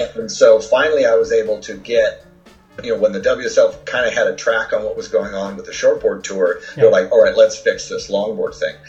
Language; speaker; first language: English; native; English